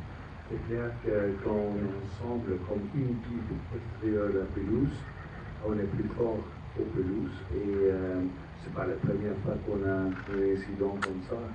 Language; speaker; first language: French; non-native, fluent; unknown